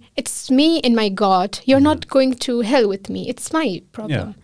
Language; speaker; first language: English; non-native, fluent; Pashto